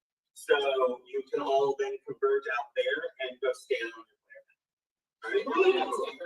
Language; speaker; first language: English; native; English